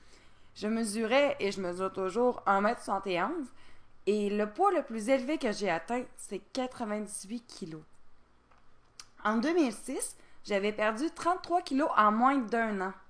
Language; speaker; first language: French; native; French